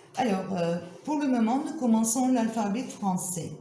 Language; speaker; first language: French; non-native, fluent; Turkish